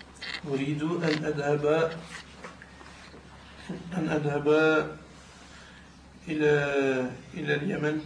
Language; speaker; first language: Arabic; non-native, learner; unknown